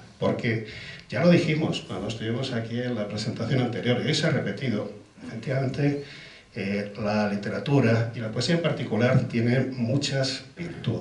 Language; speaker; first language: Spanish; native; Spanish